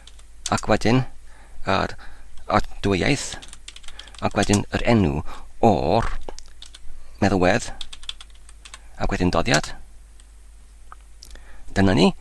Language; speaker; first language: Welsh; non-native, learner; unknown